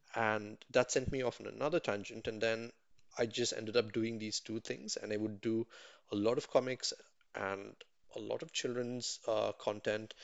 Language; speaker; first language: English; non-native, local second language; Tamil